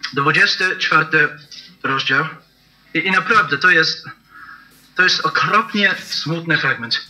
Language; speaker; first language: Polish; non-native, fluent; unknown